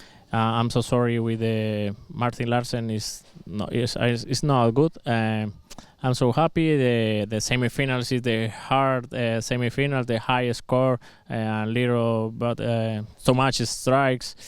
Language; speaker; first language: English; non-native, learner; Spanish